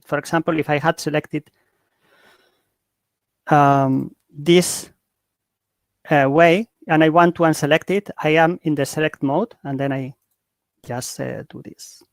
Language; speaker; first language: English; non-native, fluent; Italian